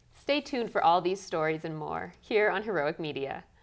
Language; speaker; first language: English; native; English